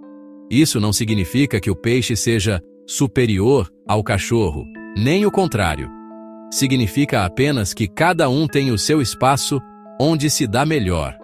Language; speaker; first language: Portuguese; native; Portuguese